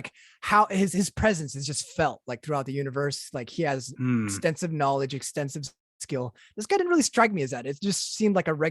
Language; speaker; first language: English; native; English